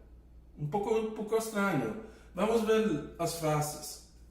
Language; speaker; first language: Portuguese; non-native, fluent; English